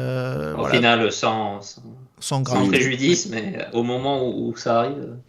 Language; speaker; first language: French; native; French